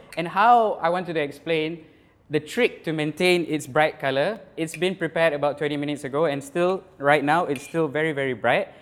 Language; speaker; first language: English; non-native, local second language; Malay